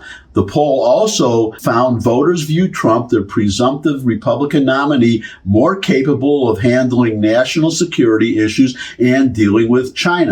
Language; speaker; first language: English; native; English